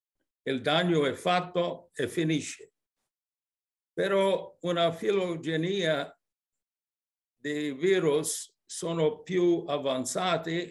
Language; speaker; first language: Italian; early bilingual, heritage; English